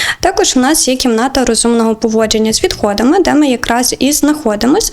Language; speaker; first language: Ukrainian; native; Ukrainian